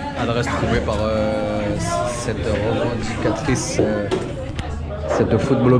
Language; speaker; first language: French; native; French